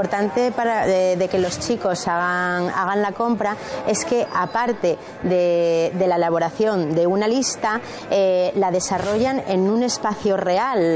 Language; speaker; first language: Spanish; native; Spanish